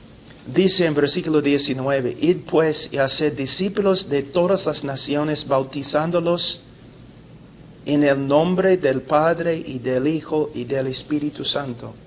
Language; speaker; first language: Spanish; non-native, fluent; English